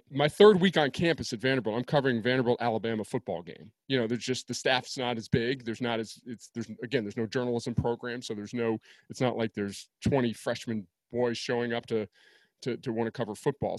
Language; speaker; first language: English; native; English